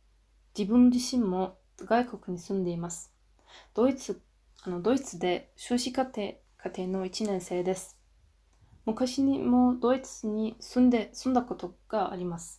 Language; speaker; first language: Japanese; non-native, fluent; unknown